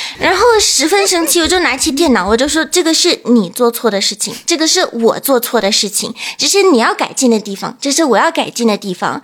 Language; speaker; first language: Chinese; non-native, fluent; English